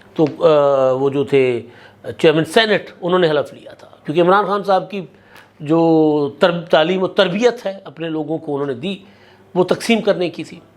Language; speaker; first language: Urdu; non-native, local second language; Sindhi